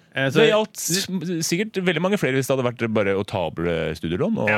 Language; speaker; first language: Norwegian; native; Norwegian